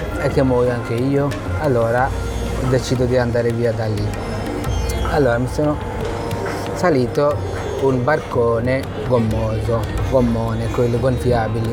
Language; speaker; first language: Italian; non-native, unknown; Bangla